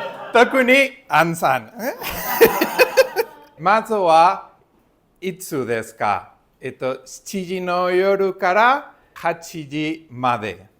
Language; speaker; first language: Japanese; non-native, learner; Spanish